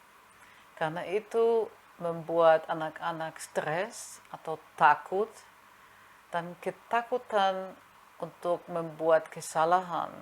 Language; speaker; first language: Indonesian; non-native, fluent; German